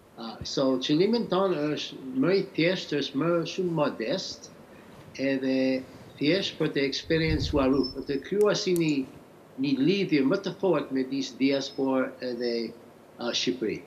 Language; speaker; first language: Albanian; early bilingual, heritage; English